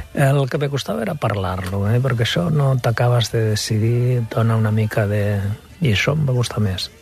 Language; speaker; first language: Catalan; non-native, local second language; Spanish